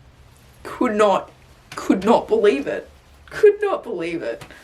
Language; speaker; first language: English; native; English